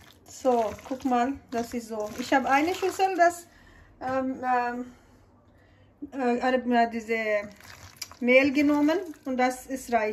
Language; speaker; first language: German; non-native, learner; Urdu